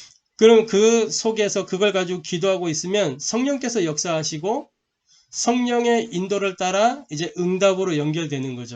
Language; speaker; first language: Korean; native; Korean